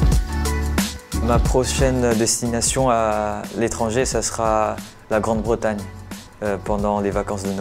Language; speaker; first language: French; non-native, fluent; Chinese